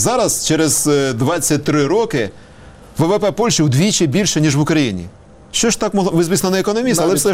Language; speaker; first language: Ukrainian; native; Ukrainian